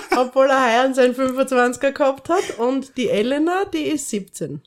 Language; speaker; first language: German; native; German